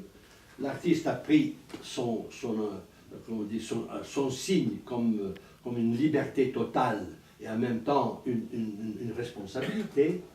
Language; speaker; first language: French; non-native, fluent; Italian